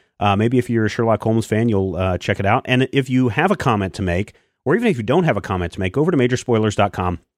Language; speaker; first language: English; native; English